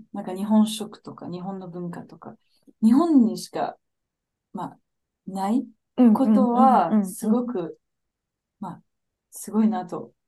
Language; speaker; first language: Japanese; non-native, fluent; French